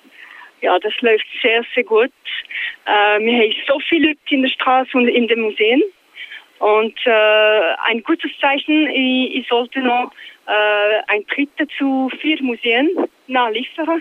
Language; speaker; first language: German; non-native, local second language; French